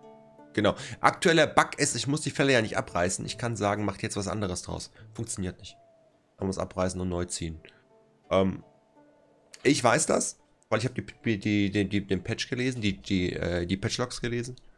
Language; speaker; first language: German; native; German